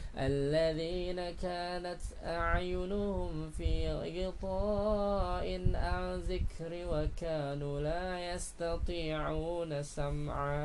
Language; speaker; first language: Arabic; non-native, fluent; Indonesian